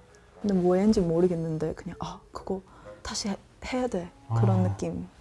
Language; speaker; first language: Korean; non-native, learner; English